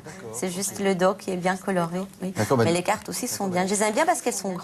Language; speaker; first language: French; native; French